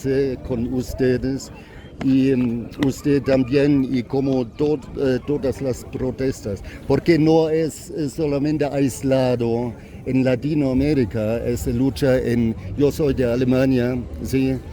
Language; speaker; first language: Spanish; non-native, fluent; German